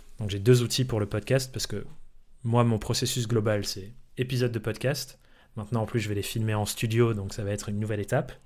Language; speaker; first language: French; early bilingual, other home language; English